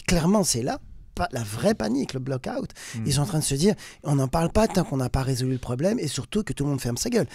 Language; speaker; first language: French; native; French